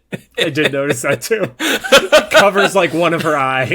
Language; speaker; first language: English; native; English